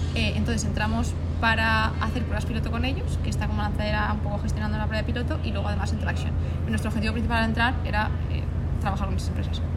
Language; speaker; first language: Spanish; native; Spanish